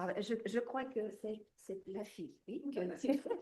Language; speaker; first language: French; non-native, fluent; Russian